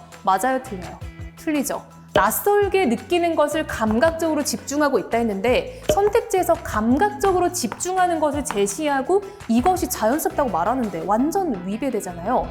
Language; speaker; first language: Korean; native; Korean